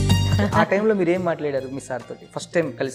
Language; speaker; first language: Telugu; native; Telugu